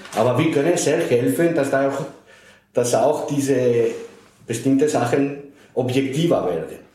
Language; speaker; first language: German; non-native, fluent; Spanish